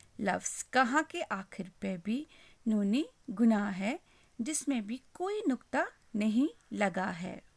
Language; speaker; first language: Urdu; non-native, local second language; Kashmiri